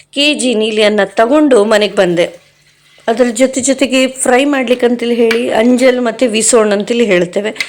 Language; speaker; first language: Kannada; non-native, local second language; Konkani